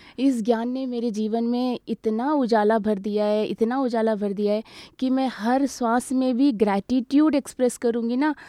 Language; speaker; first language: Hindi; native; Hindi